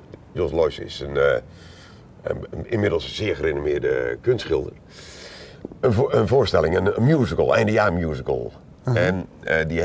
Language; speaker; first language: Dutch; native; Dutch